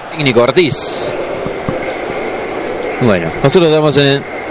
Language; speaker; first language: Spanish; native; Spanish